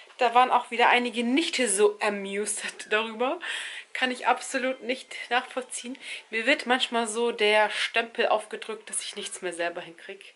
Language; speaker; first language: German; early bilingual, other home language; Turkish